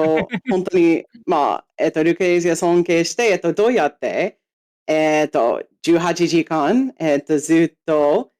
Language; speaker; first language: Japanese; non-native, fluent; English